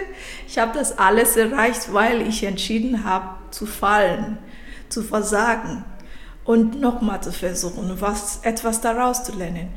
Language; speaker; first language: German; non-native, fluent; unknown